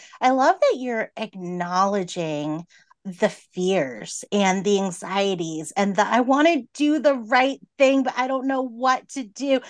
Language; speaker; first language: English; native; English